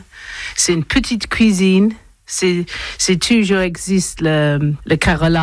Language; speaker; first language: French; non-native, learner; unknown